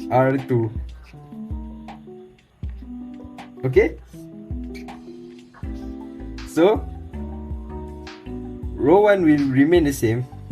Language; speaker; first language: English; non-native, local second language; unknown